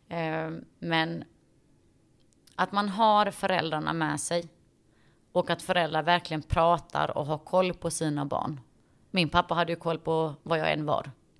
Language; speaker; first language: Swedish; early bilingual, other home language; Bosnian